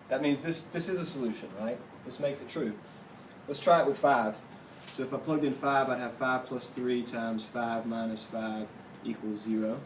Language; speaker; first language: English; native; English